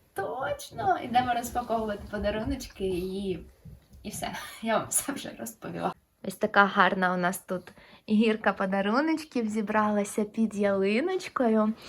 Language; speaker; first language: Ukrainian; non-native, local second language; Russian